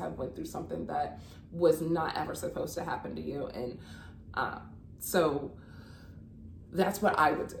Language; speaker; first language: English; native; English